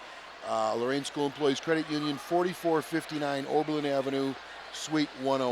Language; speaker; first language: English; native; English